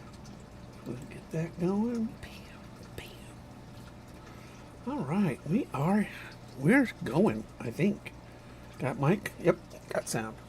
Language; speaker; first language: English; native; English